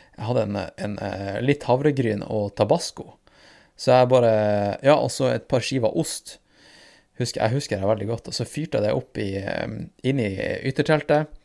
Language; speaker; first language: Norwegian; native; Norwegian